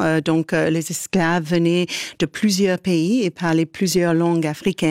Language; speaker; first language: French; native; French